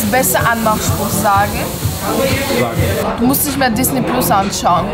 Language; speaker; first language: German; early bilingual, other home language; Persian